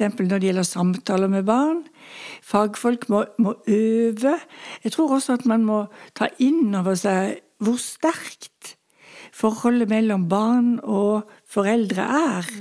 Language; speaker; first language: Norwegian; native; Norwegian